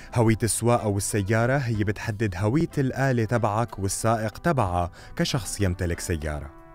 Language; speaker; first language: Arabic; native; Arabic